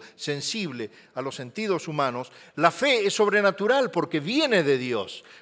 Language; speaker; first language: Spanish; native; Spanish